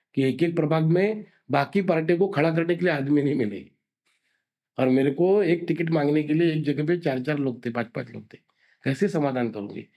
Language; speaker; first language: Hindi; non-native, local second language; Marathi